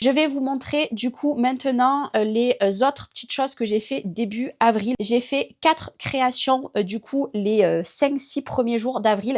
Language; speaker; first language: French; native; French